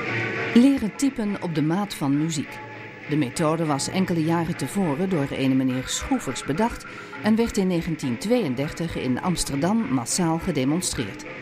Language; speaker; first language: Dutch; native; Dutch